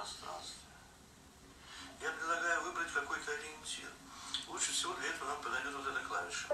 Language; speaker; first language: Russian; native; Russian